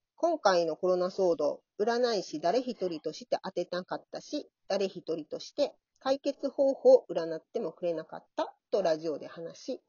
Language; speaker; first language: Japanese; native; Japanese